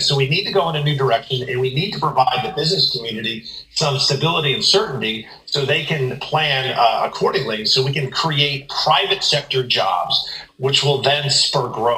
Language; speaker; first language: English; native; English